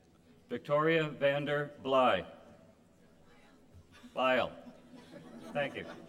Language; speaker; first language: English; native; English